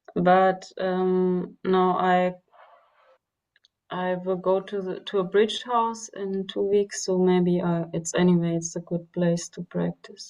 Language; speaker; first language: English; non-native, fluent; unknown